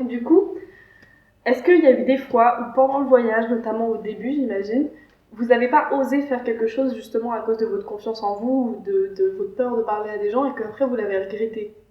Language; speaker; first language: French; native; French